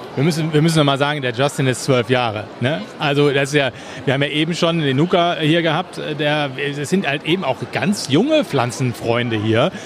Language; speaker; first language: German; native; German